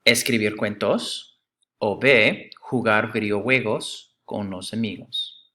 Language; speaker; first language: Spanish; non-native, fluent; English